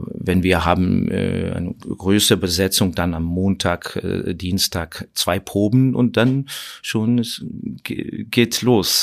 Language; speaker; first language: German; non-native, fluent; Estonian